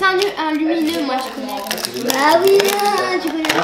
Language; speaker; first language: French; native; French